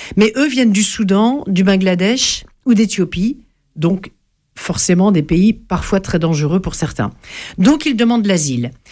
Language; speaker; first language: French; native; French